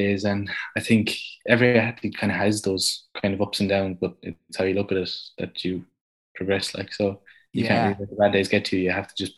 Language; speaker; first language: English; native; English